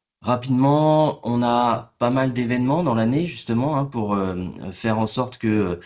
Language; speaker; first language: French; native; French